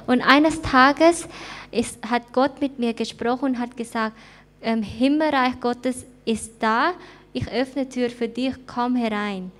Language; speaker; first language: German; non-native, fluent; Thai